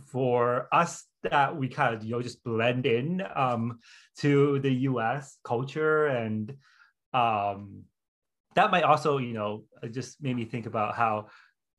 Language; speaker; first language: English; non-native, local second language; Cantonese